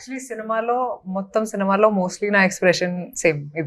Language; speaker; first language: Telugu; non-native, fluent; Hindi